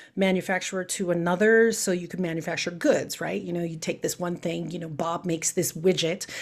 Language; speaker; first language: English; native; English